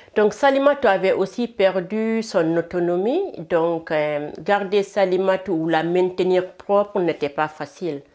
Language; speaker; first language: French; non-native, local second language; Fula